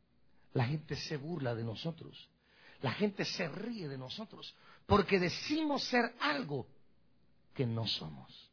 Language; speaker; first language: Spanish; native; Spanish